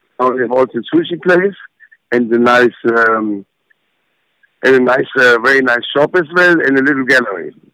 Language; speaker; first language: English; non-native, fluent; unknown